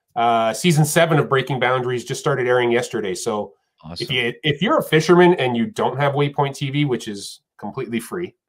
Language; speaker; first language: English; native; English